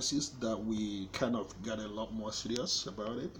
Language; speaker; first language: English; non-native, local second language; Igbo